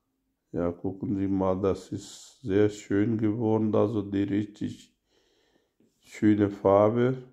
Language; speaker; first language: German; non-native, learner; Urdu